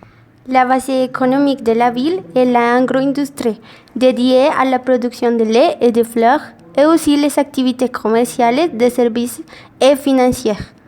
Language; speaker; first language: French; non-native, learner; Spanish